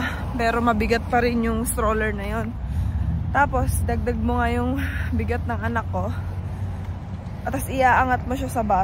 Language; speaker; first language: Filipino; native; Filipino